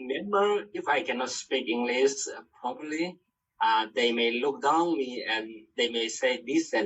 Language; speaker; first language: English; non-native, learner; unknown